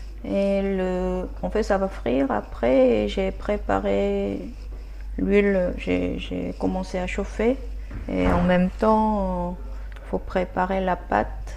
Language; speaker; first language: French; non-native, learner; Korean